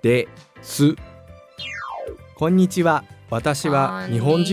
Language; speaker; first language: Japanese; non-native, learner; English